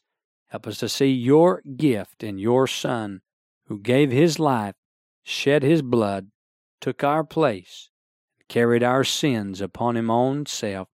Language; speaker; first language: English; native; English